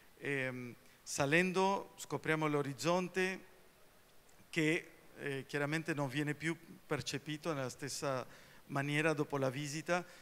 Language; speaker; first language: Italian; early bilingual, heritage; Spanish